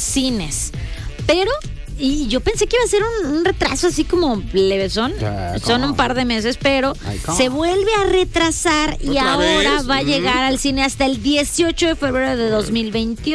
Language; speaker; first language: Spanish; native; Spanish